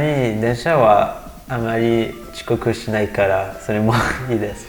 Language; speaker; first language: Japanese; non-native, learner; French